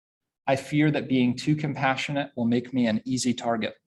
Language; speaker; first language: English; native; English